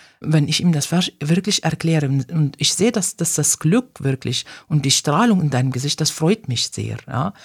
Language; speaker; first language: German; non-native, fluent; Arabic